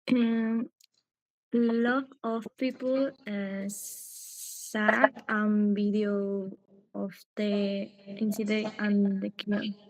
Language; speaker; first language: English; non-native, learner; Spanish